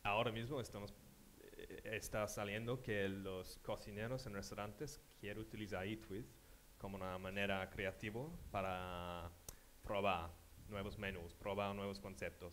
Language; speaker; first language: Spanish; non-native, fluent; English